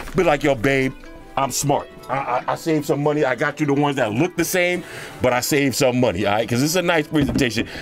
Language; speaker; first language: English; native; English